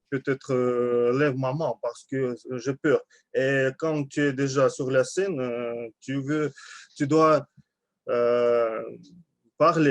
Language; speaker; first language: French; non-native, learner; Russian